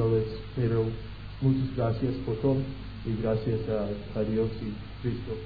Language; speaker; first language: Spanish; non-native, fluent; English